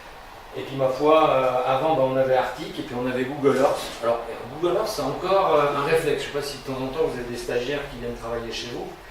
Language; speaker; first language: French; native; French